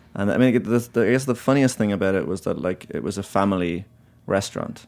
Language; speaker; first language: English; native; English